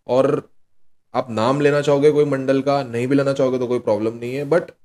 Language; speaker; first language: Hindi; non-native, local second language; Marathi